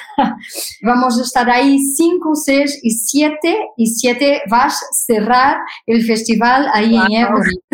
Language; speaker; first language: Spanish; non-native, fluent; Portuguese